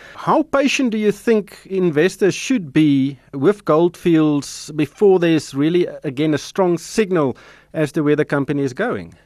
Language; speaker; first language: English; non-native, local second language; Afrikaans